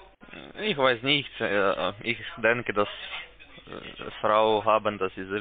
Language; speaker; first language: German; non-native, learner; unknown